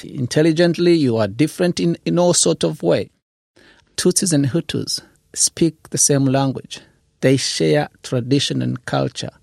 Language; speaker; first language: English; non-native, local second language; Kinyarwanda